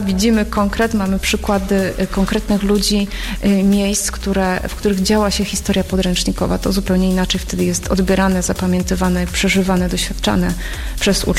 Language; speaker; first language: Polish; native; Polish